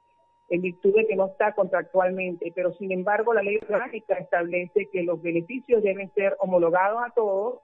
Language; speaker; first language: Spanish; native; Spanish